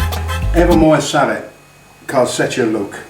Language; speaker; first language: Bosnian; non-native, learner; English